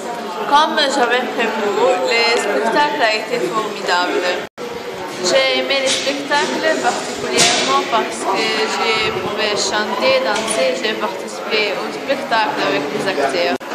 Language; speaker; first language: French; non-native, learner; Italian